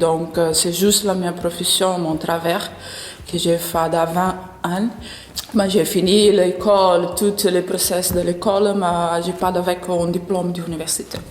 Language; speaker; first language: French; non-native, learner; Portuguese